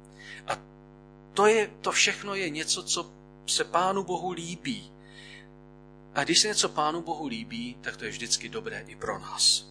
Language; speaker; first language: Czech; native; Czech